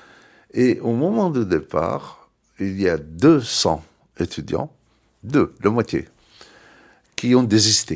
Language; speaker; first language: French; non-native, fluent; Arabic